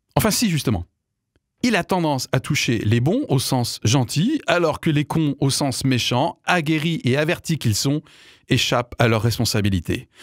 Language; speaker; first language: French; native; French